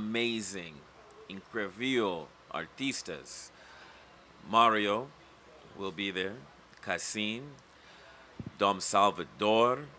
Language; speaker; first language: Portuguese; non-native, learner; English